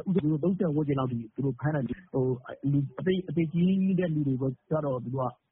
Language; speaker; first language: Burmese; native; Burmese